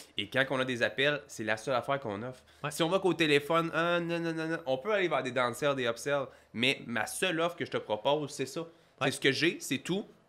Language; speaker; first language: French; native; French